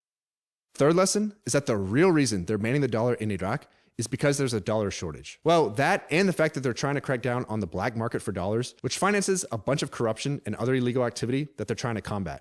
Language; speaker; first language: English; native; English